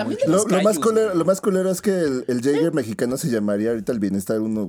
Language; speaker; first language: Spanish; native; Spanish